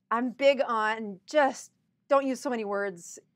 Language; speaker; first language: English; native; English